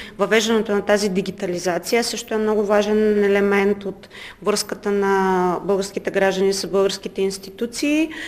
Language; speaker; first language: Bulgarian; native; Bulgarian